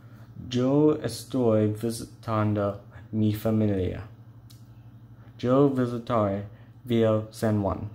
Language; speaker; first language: Spanish; non-native, learner; English